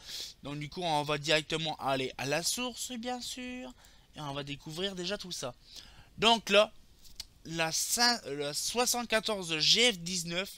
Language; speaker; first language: French; native; French